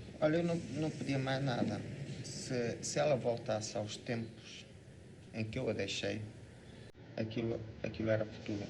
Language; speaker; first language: Portuguese; native; Portuguese